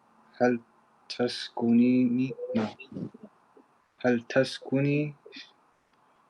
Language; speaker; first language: Arabic; non-native, learner; English